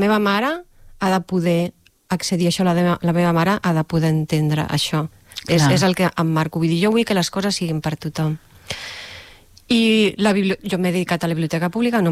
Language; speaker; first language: Catalan; native; Catalan